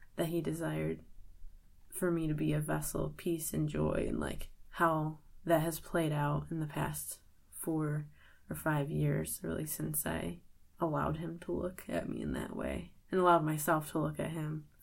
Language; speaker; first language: English; native; English